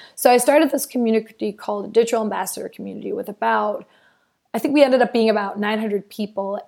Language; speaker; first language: English; non-native, fluent; Danish